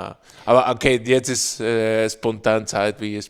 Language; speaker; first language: German; non-native, learner; Spanish